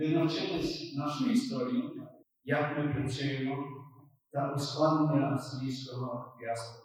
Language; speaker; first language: Ukrainian; early bilingual, heritage; Ukrainian